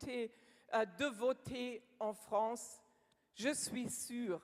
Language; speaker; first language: French; non-native, learner; German